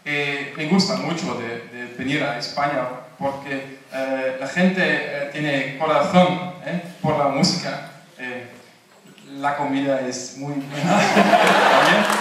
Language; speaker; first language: Spanish; non-native, learner; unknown